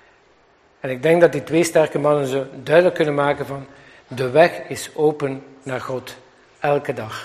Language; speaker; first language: Dutch; native; Dutch